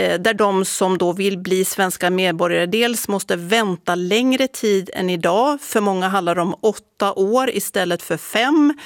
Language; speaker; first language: Swedish; native; Swedish